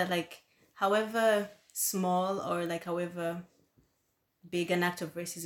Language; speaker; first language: English; non-native, local second language; Ganda